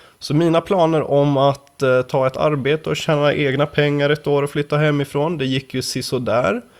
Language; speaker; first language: Swedish; native; Swedish